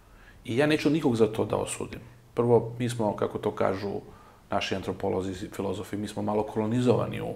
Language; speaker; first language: Serbian; native; Serbian